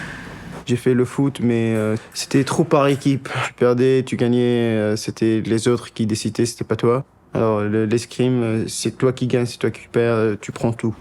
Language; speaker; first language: French; non-native, local second language; Arabic